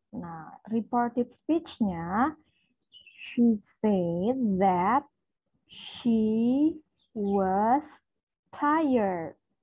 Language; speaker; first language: English; non-native, fluent; Indonesian